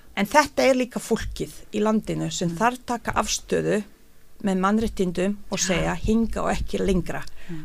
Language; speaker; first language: Icelandic; non-native, fluent; Bosnian